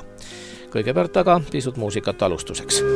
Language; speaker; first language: Estonian; native; Estonian